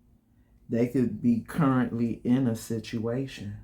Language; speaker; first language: English; native; English